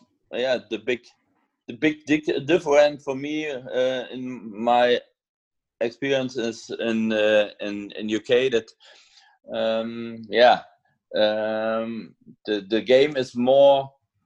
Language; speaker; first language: English; non-native, learner; German